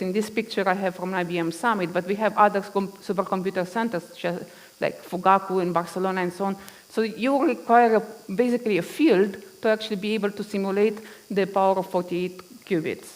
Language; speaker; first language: English; non-native, fluent; Romanian